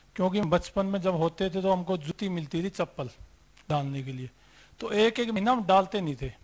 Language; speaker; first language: Hindi; native; Hindi